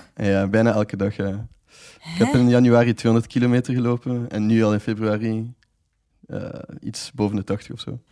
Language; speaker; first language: Dutch; native; Dutch